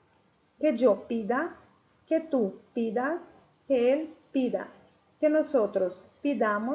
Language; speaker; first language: Spanish; non-native, fluent; Portuguese